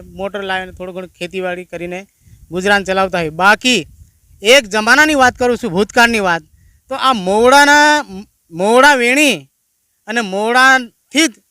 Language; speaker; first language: Gujarati; non-native, local second language; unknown